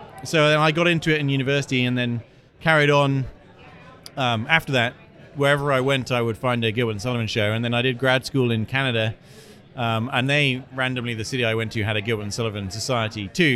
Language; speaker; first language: English; native; English